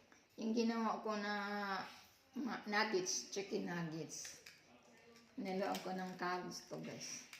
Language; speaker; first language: Filipino; native; Filipino